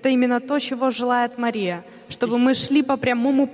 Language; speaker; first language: Russian; native; Russian